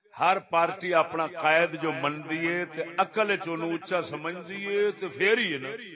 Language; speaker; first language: Urdu; non-native, local second language; Punjabi